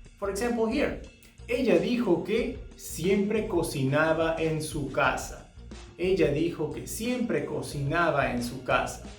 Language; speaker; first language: Spanish; non-native, fluent; English